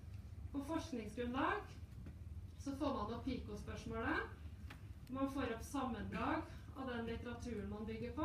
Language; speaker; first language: Norwegian; native; Norwegian